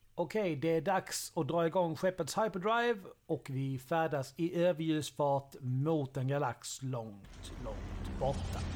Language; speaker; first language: Swedish; native; Swedish